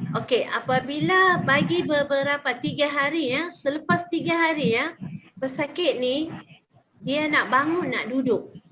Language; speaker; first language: Malay; native; Malay